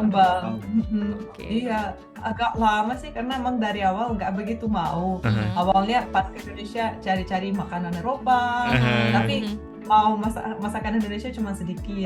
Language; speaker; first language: Indonesian; non-native, fluent; Russian